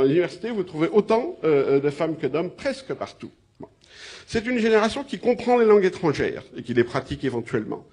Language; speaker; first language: French; native; French